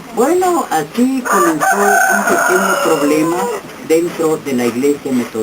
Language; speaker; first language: Spanish; non-native, local second language; Kʼicheʼ